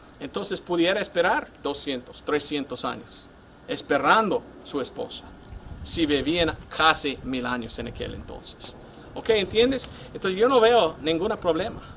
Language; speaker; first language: Spanish; non-native, fluent; English